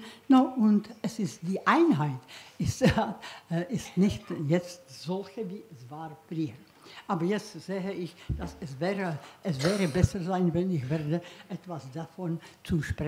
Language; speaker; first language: German; non-native, learner; Czech